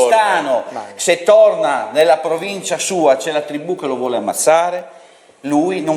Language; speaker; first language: Italian; native; Italian